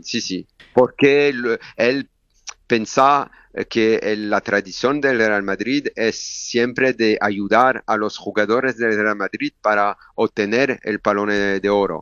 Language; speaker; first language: Spanish; non-native, learner; French